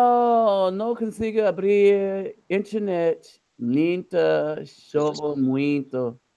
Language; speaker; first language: Portuguese; non-native, learner; English